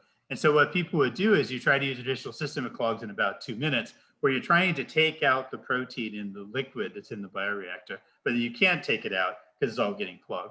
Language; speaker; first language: English; native; English